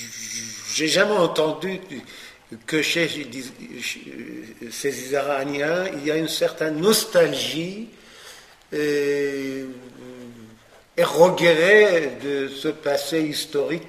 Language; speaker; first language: French; non-native, fluent; Persian